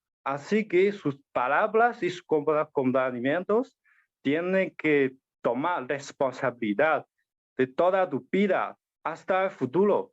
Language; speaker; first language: Spanish; non-native, learner; Chinese